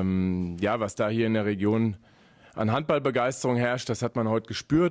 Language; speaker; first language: German; native; German